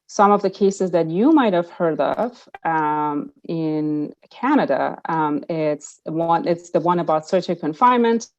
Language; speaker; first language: English; non-native, fluent; Persian